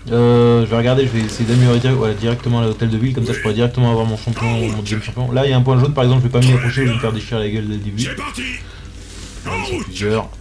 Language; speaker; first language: French; native; French